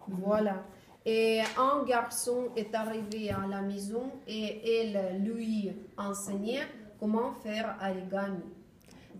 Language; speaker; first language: French; non-native, learner; Russian